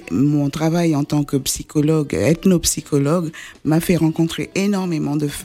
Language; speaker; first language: French; native; French